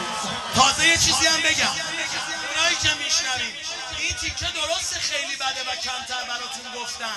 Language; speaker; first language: Persian; native; Persian